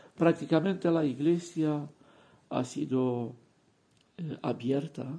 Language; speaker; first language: Spanish; non-native, fluent; Romanian